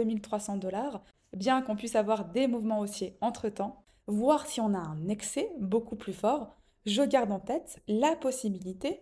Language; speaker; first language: French; native; French